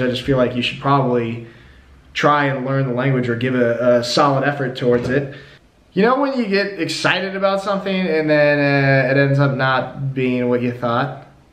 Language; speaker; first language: English; native; English